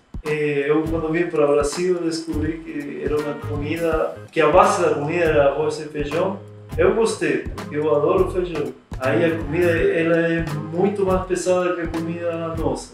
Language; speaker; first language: Portuguese; non-native, fluent; Spanish